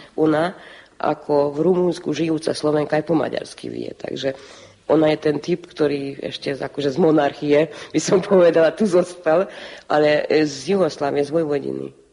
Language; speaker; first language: Slovak; early bilingual, heritage; Slovak